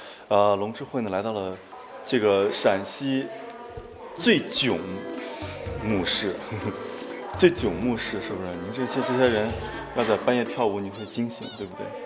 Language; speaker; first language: Chinese; native; Chinese